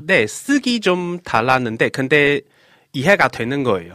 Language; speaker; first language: Korean; non-native, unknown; Chinese